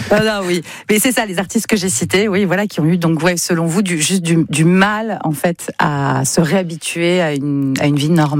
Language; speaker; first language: French; native; French